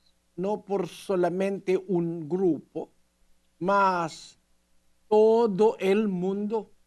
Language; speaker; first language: Spanish; non-native, learner; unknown